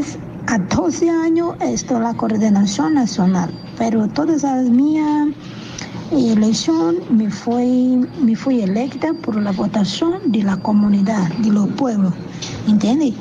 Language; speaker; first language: Spanish; non-native, learner; Portuguese